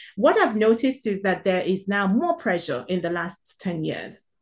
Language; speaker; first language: English; non-native, local second language; Igbo